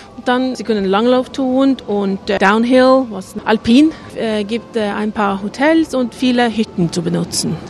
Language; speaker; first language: German; non-native, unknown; Norwegian